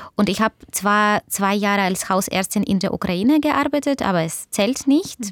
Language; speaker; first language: German; non-native, fluent; Russian